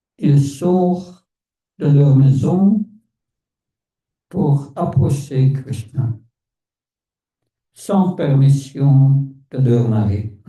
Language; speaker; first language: French; non-native, fluent; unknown